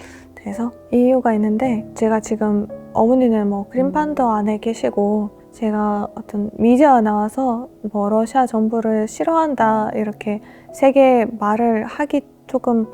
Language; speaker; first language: Korean; non-native, fluent; Russian